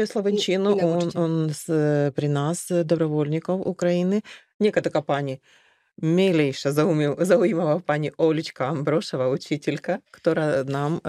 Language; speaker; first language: Slovak; non-native, learner; Ukrainian